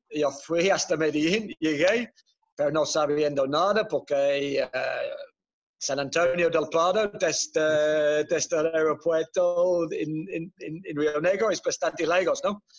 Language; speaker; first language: Spanish; non-native, fluent; Dutch